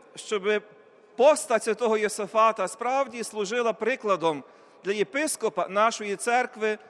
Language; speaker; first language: Ukrainian; native; Ukrainian